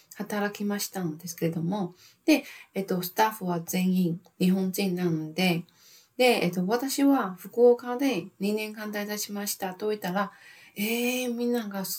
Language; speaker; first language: Japanese; non-native, learner; Chinese